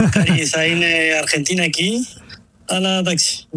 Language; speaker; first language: Greek; non-native, learner; Spanish